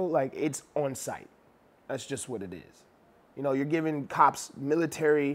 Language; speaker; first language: English; native; English